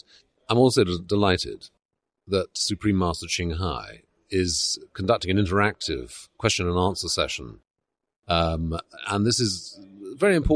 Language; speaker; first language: English; native; English